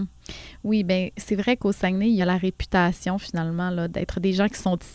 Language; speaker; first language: French; native; French